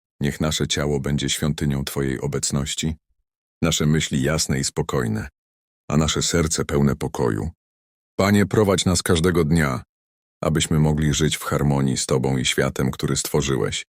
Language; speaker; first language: Polish; native; Polish